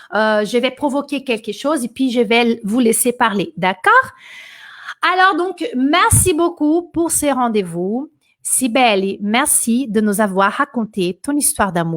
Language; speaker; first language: French; non-native, fluent; Portuguese